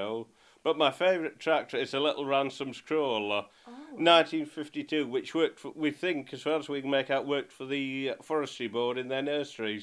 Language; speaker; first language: English; native; English